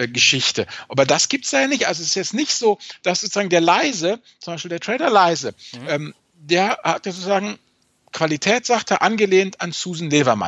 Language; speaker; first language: German; native; German